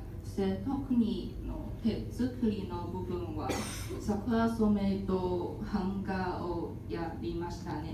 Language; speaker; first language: Japanese; non-native, learner; Chinese